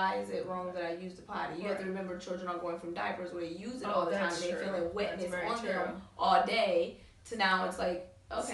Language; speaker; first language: English; native; English